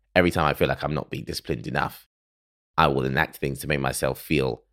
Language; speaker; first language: English; early bilingual, other home language; Akan